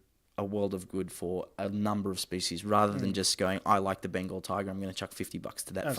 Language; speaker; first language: English; native; English